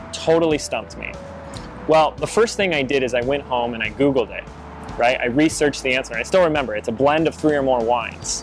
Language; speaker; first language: English; native; English